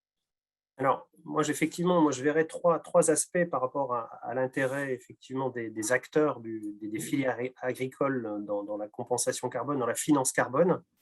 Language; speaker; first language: French; native; French